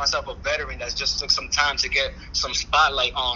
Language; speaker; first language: English; native; English